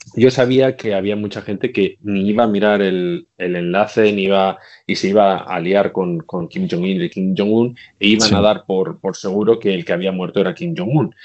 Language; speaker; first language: Spanish; native; Spanish